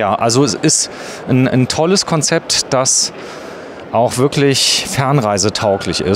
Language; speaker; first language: German; native; German